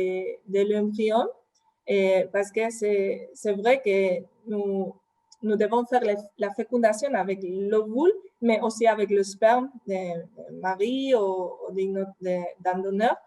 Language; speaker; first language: French; non-native, fluent; Spanish